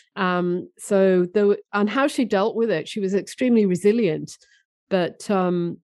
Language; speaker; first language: English; native; English